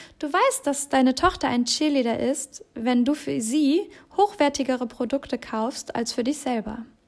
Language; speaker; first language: German; native; German